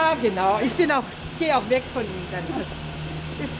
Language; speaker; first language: German; native; German